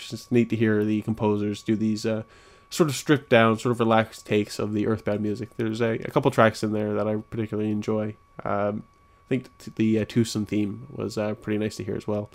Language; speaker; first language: English; native; English